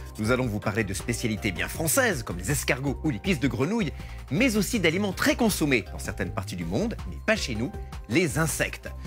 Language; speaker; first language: French; native; French